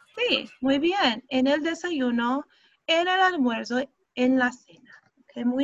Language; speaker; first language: Spanish; non-native, fluent; English